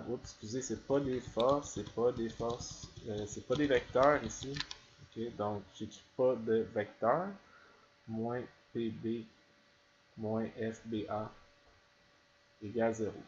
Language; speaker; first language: French; native; French